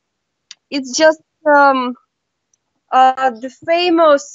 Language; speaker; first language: English; non-native, learner; Russian